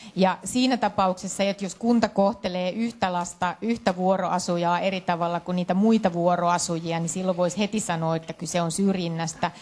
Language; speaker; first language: Finnish; native; Finnish